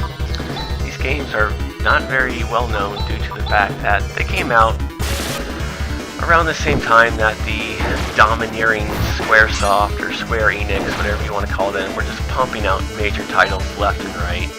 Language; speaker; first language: English; native; English